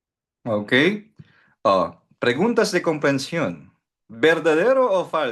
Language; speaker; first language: Spanish; non-native, fluent; Filipino